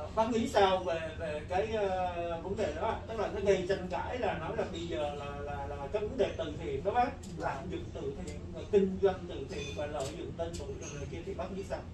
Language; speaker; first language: Vietnamese; early bilingual, heritage; Vietnamese